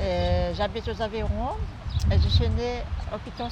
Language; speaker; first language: French; non-native, local second language; Réunion Creole French